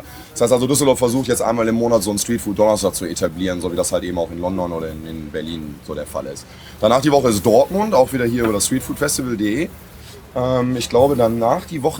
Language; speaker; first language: German; native; German